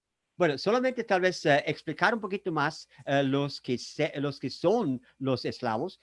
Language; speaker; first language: Spanish; non-native, fluent; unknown